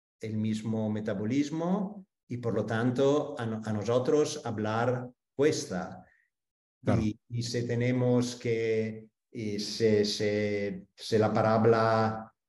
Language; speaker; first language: Spanish; non-native, fluent; Italian